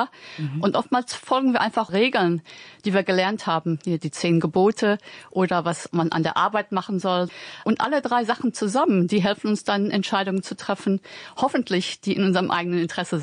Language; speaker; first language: German; native; German